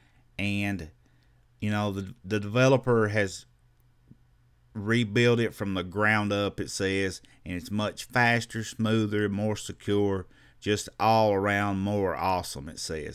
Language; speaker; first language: English; native; English